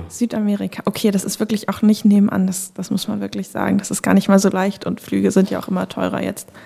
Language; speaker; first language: German; native; German